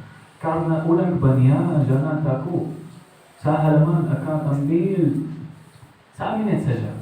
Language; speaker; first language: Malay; non-native, learner; Arabic